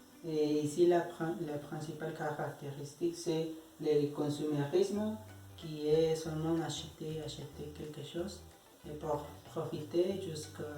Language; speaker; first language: French; non-native, learner; Spanish